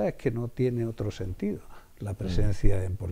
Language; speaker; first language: Spanish; native; Spanish